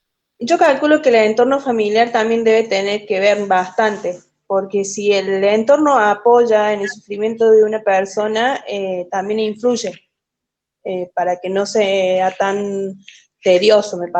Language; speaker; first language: Spanish; native; Spanish